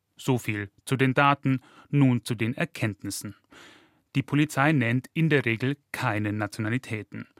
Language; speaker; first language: German; native; German